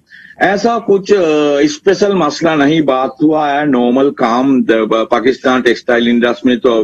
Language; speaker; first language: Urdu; non-native, learner; Sinhala